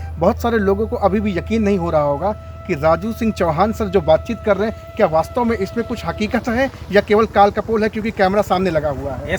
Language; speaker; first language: Hindi; native; Hindi